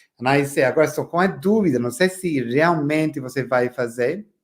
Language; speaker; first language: Portuguese; non-native, fluent; English